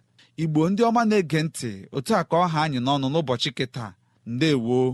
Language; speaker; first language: Igbo; native; Igbo